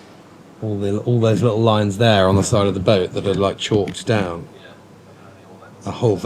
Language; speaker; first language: English; native; English